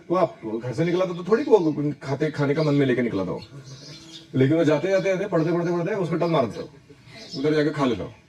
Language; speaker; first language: Hindi; non-native, local second language; Marathi